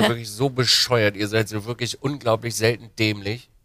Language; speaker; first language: German; native; German